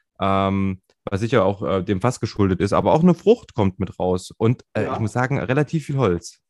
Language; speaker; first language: German; native; German